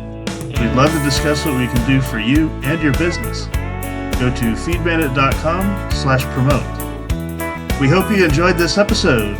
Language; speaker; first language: English; native; English